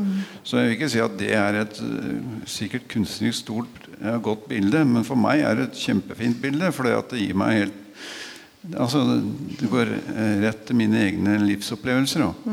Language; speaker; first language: Norwegian; native; Norwegian